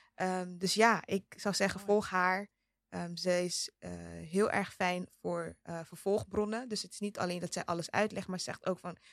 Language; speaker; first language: Dutch; native; Dutch